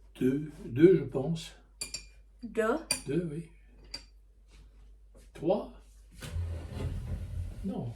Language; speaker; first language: French; non-native, learner; Thai